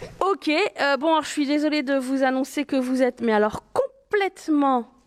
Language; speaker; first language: French; native; French